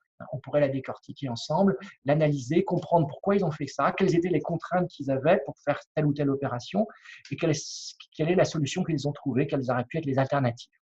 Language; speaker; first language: French; native; French